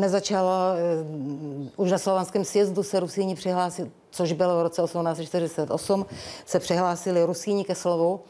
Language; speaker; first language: Czech; early bilingual, other home language; Rusyn